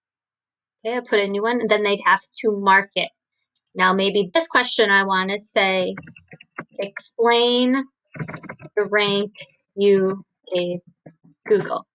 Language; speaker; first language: English; native; English